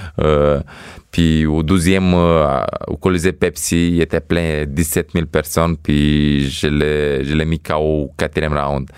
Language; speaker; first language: French; non-native, fluent; Romanian